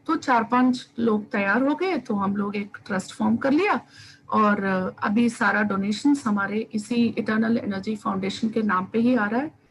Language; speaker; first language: Hindi; non-native, local second language; Tamil